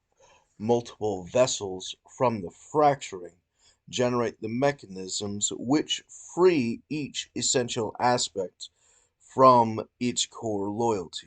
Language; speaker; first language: English; native; English